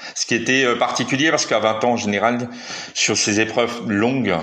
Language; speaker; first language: French; native; French